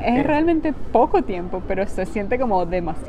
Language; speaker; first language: Spanish; native; Spanish